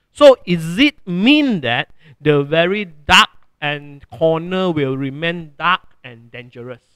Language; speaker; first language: English; non-native, local second language; Chinese